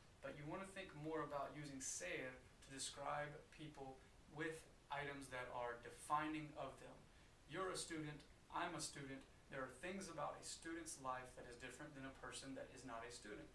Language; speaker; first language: English; native; English